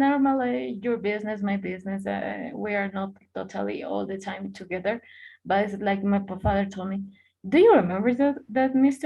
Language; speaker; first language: English; non-native, learner; Spanish